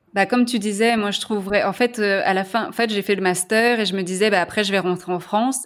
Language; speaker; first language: French; native; French